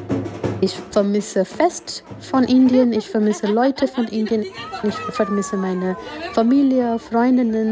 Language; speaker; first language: German; non-native, learner; Gujarati